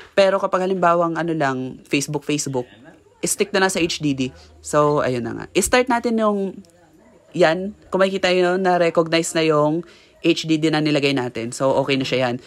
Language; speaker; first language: Filipino; native; Filipino